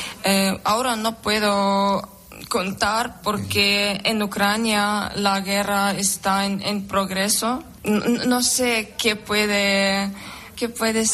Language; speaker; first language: Spanish; non-native, learner; Ukrainian